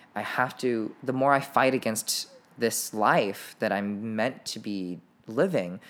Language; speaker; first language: English; native; English